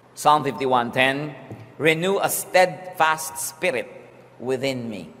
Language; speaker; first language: English; non-native, local second language; Filipino